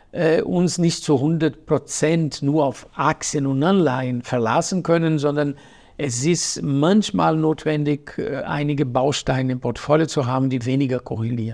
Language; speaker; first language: German; non-native, fluent; Portuguese